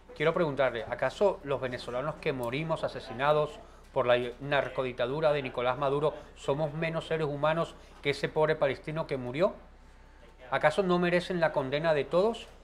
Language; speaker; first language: Spanish; native; Spanish